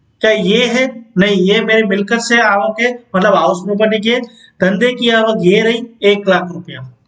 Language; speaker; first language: Hindi; non-native, local second language; Gujarati